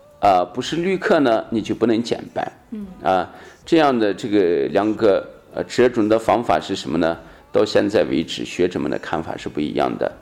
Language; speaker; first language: Chinese; native; Chinese